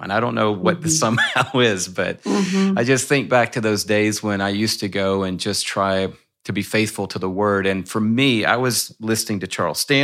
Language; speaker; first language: English; native; English